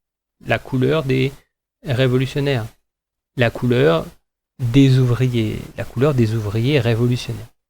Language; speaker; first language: French; native; French